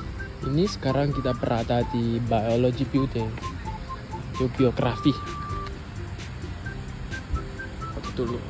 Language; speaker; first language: Indonesian; non-native, fluent; Chinese